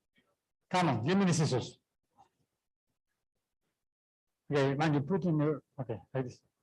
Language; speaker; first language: English; non-native, fluent; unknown